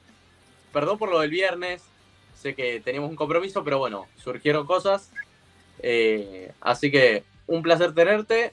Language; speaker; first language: Spanish; native; Spanish